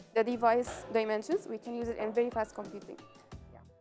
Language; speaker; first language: English; non-native, fluent; Arabic